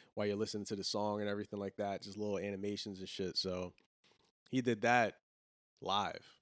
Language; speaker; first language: English; native; English